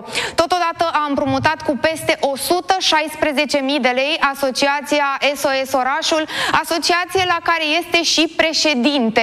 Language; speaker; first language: Romanian; native; Romanian